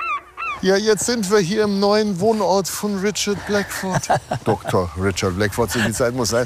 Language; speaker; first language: German; native; German